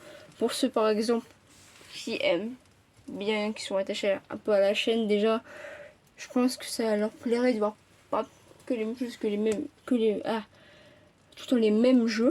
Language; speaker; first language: French; native; French